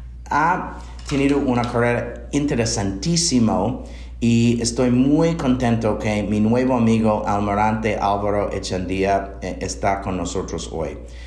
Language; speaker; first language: Spanish; non-native, fluent; English